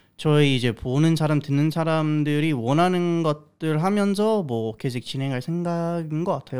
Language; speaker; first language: Korean; early bilingual, heritage; Korean